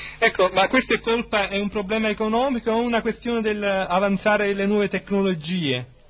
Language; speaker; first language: Italian; native; Italian